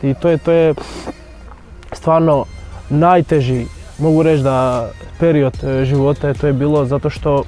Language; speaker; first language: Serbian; non-native, fluent; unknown